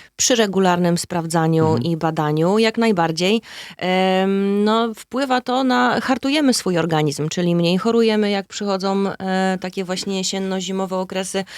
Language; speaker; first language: Polish; native; Polish